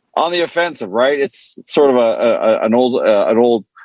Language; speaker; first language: English; non-native, fluent; French